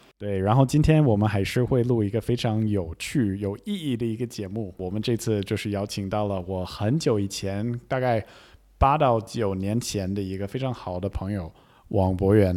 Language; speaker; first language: Chinese; non-native, fluent; English